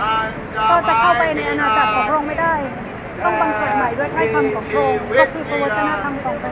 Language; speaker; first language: Thai; native; Thai